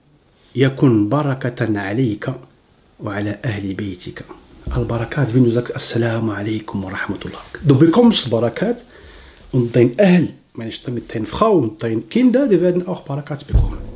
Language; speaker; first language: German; non-native, learner; Arabic